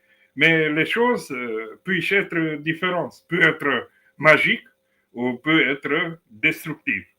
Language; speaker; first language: French; non-native, fluent; Romanian